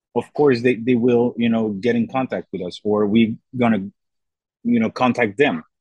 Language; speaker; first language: English; non-native, fluent; French